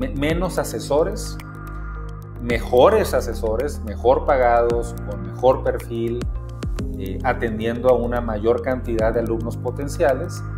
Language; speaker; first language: Spanish; native; Spanish